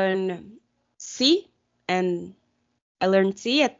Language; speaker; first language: English; non-native, fluent; Portuguese